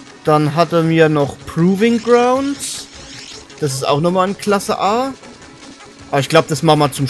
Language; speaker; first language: German; native; German